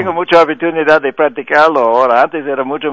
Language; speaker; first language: Spanish; non-native, fluent; English